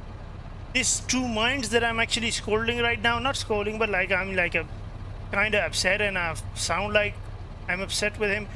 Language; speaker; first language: English; non-native, local second language; Pashto